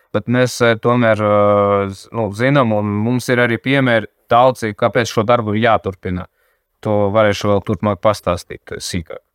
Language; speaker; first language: Latvian; non-native, local second language; Russian